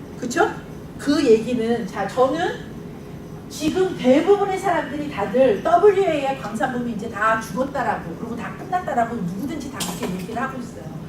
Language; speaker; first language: Korean; native; Korean